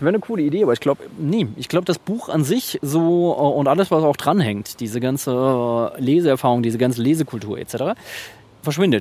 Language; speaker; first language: German; native; German